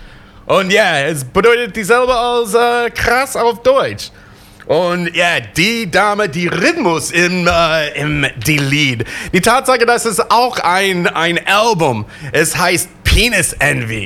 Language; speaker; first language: German; non-native, learner; English